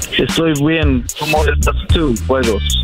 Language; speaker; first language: Spanish; early bilingual, heritage; Spanish